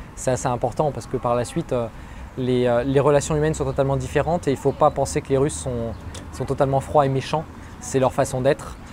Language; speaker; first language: French; native; French